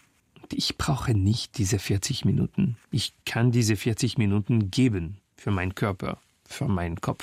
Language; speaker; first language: German; non-native, fluent; French